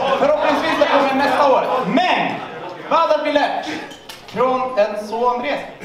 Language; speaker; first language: Swedish; non-native, fluent; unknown